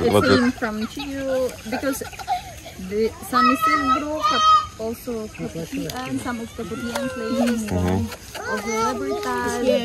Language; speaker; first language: English; non-native, local second language; Cebuano